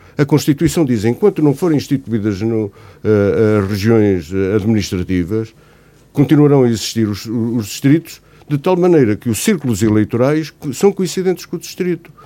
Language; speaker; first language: Portuguese; native; Portuguese